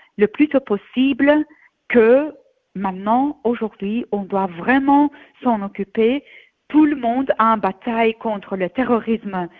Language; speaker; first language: French; non-native, fluent; Persian